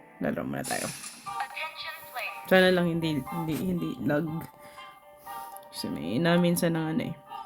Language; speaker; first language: Filipino; native; Filipino